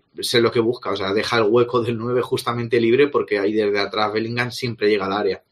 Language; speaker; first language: Spanish; native; Spanish